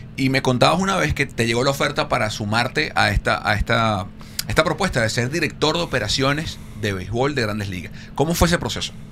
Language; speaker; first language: Spanish; native; Spanish